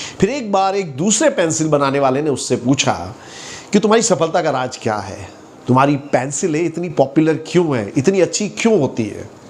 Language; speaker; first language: Hindi; native; Hindi